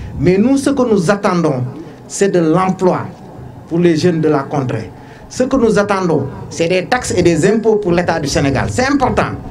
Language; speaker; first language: French; non-native, local second language; Wolof